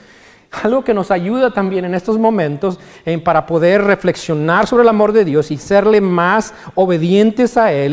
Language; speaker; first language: Spanish; native; Spanish